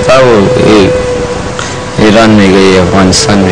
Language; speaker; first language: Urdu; non-native, local second language; Persian